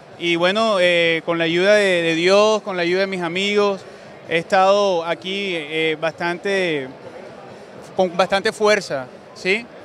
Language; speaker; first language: Spanish; native; Spanish